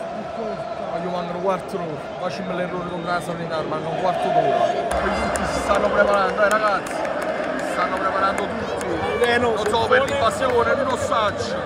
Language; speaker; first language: Italian; native; Italian